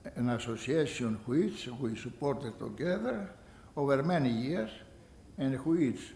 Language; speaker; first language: English; non-native, fluent; Greek